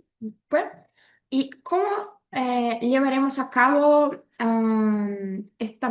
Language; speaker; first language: Spanish; non-native, learner; Portuguese